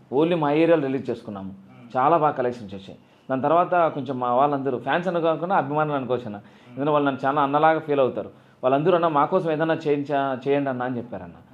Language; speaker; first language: Telugu; native; Telugu